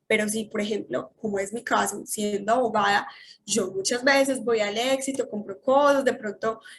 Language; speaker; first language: Spanish; native; Spanish